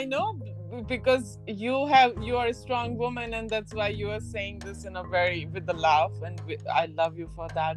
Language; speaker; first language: English; non-native, local second language; Hindi